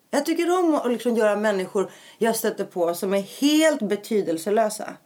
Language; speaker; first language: Swedish; early bilingual, other home language; Greek